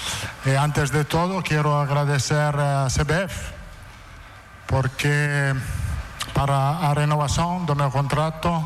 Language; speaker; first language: Portuguese; non-native, fluent; Italian